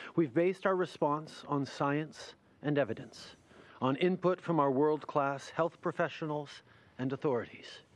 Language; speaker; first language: English; native; English